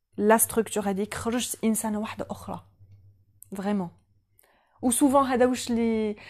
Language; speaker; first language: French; non-native, local second language; Arabic